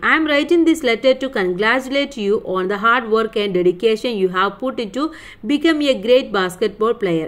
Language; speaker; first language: English; non-native, local second language; Malayalam